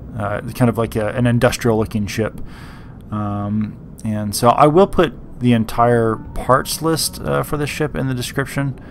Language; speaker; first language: English; native; English